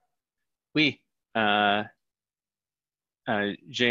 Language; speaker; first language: French; non-native, learner; English